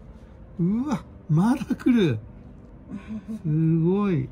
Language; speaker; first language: Japanese; native; Japanese